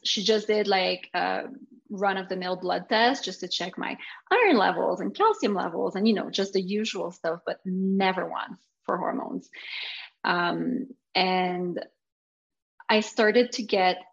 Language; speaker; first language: English; non-native, fluent; French